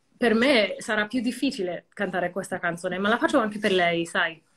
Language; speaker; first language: Italian; non-native, fluent; English